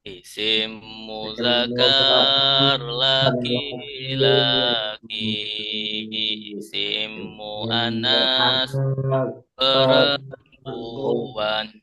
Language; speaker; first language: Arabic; non-native, fluent; Indonesian